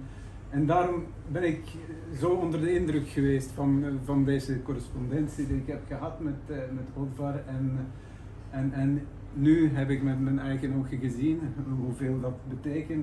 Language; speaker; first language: Dutch; non-native, fluent; Norwegian